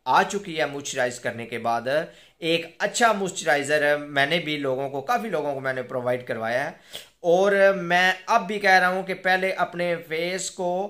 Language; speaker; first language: Urdu; non-native, local second language; Punjabi